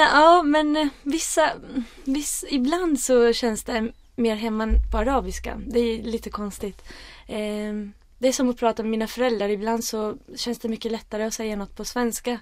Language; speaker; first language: Swedish; early bilingual, other home language; Arabic